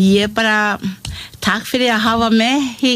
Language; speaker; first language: Icelandic; non-native, learner; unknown